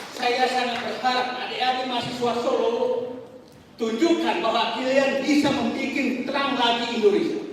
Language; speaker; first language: Indonesian; non-native, local second language; Buginese